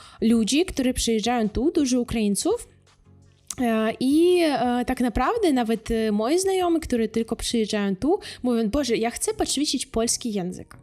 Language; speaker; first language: Polish; non-native, fluent; Russian